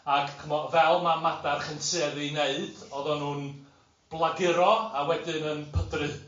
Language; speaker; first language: Welsh; native; Welsh